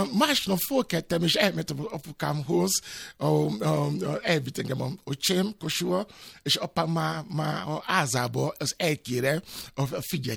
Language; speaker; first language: Hungarian; non-native, fluent; Yoruba